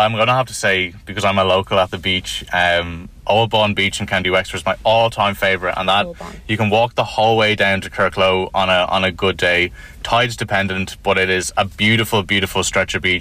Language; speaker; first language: English; native; English